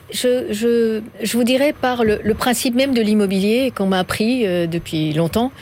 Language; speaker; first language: French; non-native, fluent; Persian